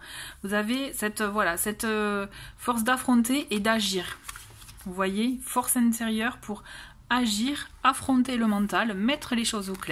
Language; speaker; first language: French; native; French